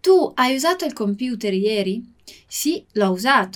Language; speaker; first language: Italian; non-native, fluent; Portuguese